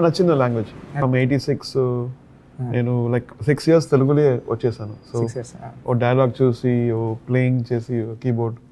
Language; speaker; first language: Telugu; non-native, learner; Tamil